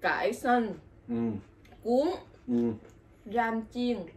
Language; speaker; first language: Vietnamese; native; Vietnamese